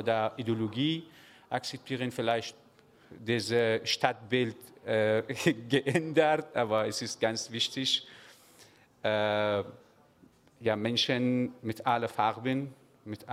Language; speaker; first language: German; non-native, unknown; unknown